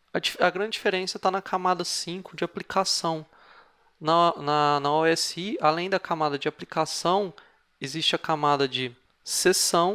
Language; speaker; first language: Portuguese; native; Portuguese